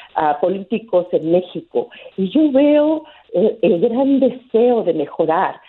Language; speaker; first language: Spanish; native; Spanish